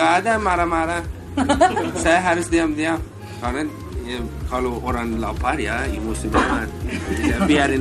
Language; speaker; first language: Indonesian; non-native, learner; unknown